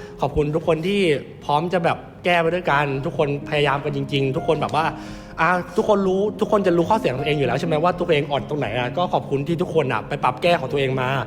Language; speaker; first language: Thai; native; Thai